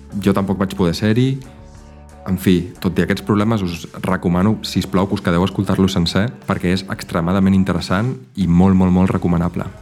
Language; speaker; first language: Catalan; native; Catalan